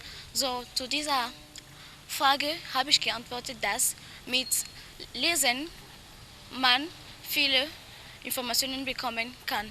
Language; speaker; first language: German; non-native, learner; French